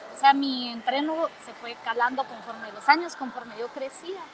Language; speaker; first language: Spanish; native; Spanish